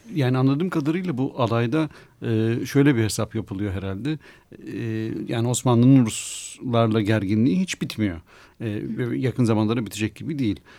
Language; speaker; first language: Turkish; native; Turkish